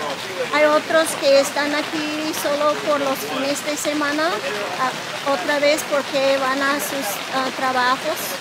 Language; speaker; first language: Spanish; non-native, learner; English